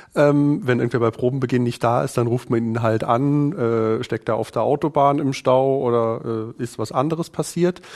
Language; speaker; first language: German; native; German